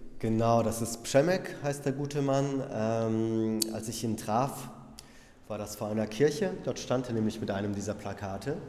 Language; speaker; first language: German; early bilingual, other home language; Polish